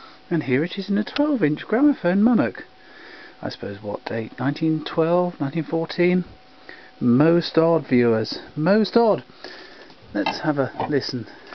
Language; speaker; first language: English; native; English